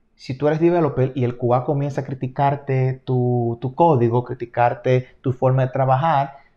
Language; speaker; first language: Spanish; native; Spanish